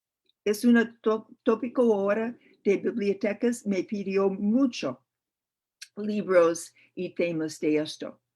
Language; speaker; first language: Spanish; non-native, learner; English